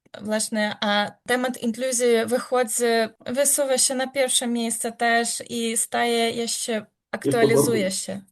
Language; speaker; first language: Polish; non-native, learner; Ukrainian